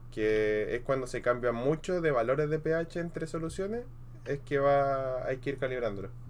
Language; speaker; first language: Spanish; native; Spanish